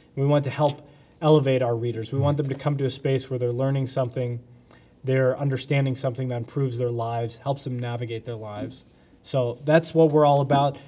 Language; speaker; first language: English; native; English